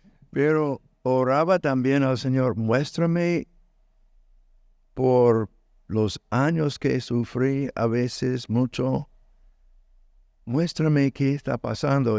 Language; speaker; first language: Spanish; non-native, learner; English